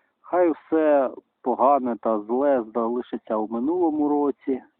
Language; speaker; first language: Ukrainian; non-native, local second language; Russian